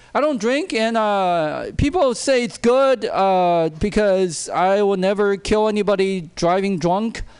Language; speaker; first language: English; non-native, fluent; Chinese